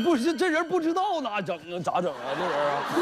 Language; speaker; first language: Chinese; native; Chinese